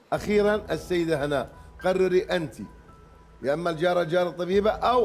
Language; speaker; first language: Arabic; native; Arabic